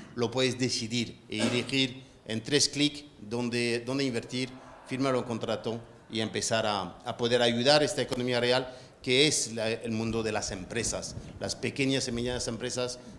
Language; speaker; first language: Spanish; non-native, fluent; French